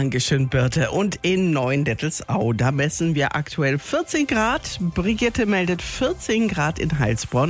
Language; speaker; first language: German; native; German